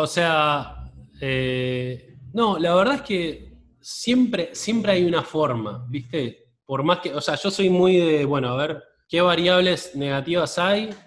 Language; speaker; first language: Spanish; native; Spanish